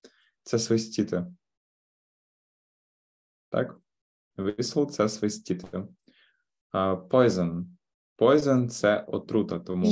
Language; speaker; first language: Ukrainian; native; Ukrainian